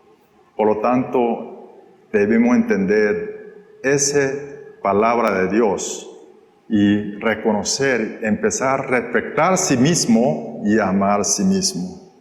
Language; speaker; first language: Spanish; non-native, fluent; Korean